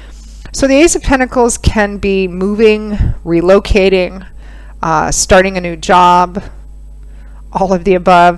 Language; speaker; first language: English; native; English